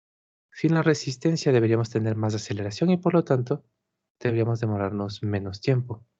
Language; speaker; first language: Spanish; native; Spanish